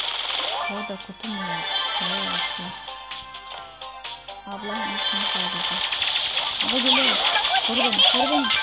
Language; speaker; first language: Turkish; native; Turkish